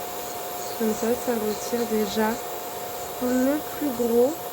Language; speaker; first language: French; native; French